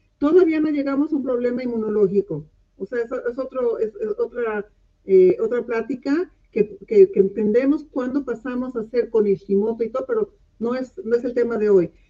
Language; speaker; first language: Spanish; non-native, local second language; English